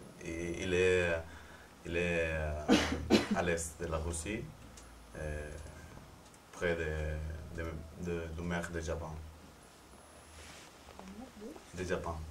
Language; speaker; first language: French; non-native, fluent; Spanish